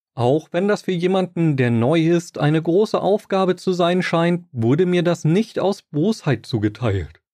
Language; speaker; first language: German; native; German